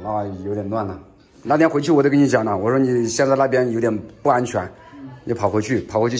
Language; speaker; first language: Chinese; native; Chinese